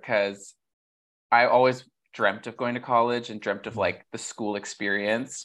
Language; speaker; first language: English; native; English